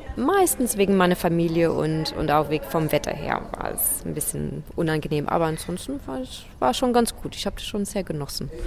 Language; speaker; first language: German; non-native, fluent; English